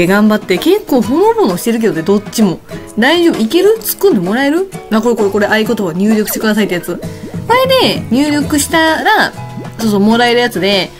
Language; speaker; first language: Japanese; native; Japanese